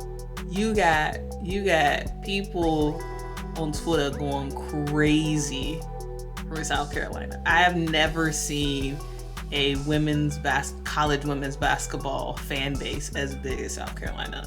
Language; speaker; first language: English; native; English